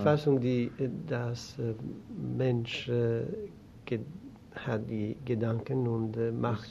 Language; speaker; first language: German; non-native, learner; Greek